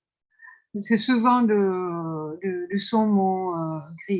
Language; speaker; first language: French; non-native, fluent; Japanese